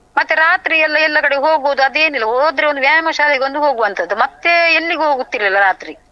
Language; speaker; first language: Kannada; native; Kannada